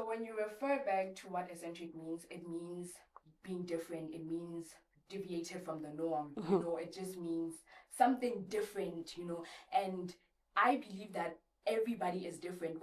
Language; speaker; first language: English; non-native, local second language; Southern Sotho